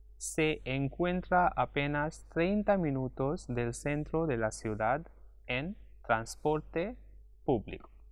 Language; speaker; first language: Spanish; non-native, fluent; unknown